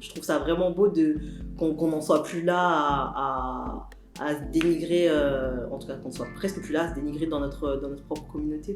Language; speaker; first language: French; native; French